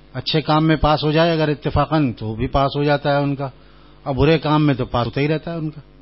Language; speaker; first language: Urdu; native; Urdu